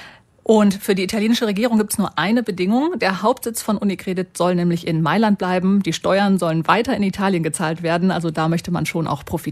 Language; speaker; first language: German; native; German